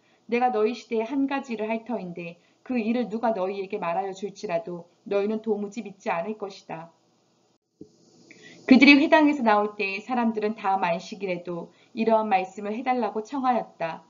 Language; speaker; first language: Korean; native; Korean